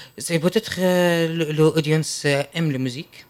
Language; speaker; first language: French; non-native, learner; Arabic